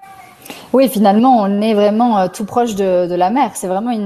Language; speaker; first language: French; native; French